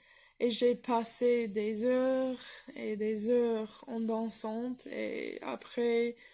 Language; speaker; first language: French; non-native, fluent; English